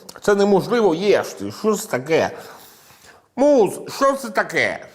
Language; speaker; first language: Ukrainian; non-native, learner; Italian